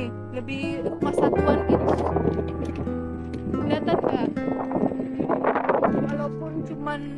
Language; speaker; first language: Indonesian; native; Indonesian